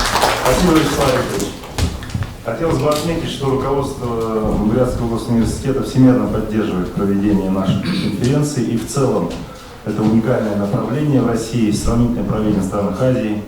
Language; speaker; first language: Russian; native; Russian